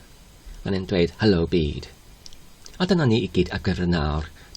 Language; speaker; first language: Welsh; non-native, fluent; English